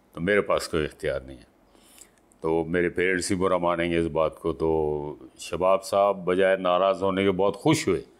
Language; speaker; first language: Urdu; native; Urdu